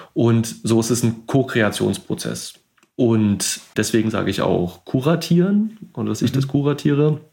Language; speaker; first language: German; native; German